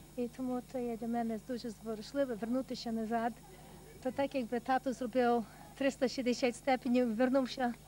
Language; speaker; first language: Ukrainian; early bilingual, heritage; Ukrainian